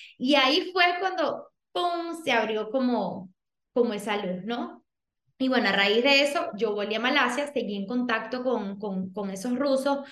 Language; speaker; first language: Spanish; early bilingual, other home language; Portuguese